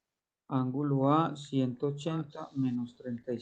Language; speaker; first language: Spanish; native; Spanish